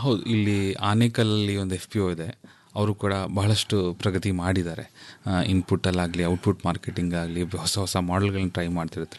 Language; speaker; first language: Kannada; native; Kannada